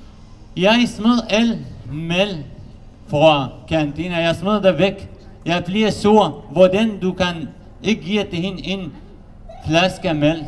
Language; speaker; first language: Danish; non-native, learner; Kurdish